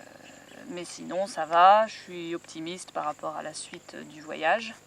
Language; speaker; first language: French; native; French